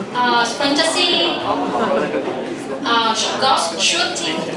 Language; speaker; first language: English; non-native, learner; Vietnamese